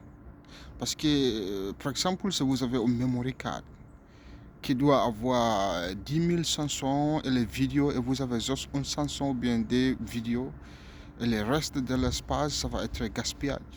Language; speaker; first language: French; non-native, learner; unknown